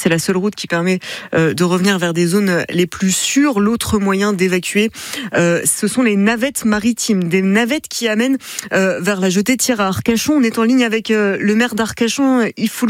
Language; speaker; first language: French; native; French